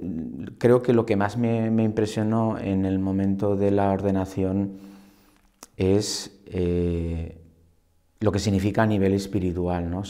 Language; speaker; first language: Spanish; native; Spanish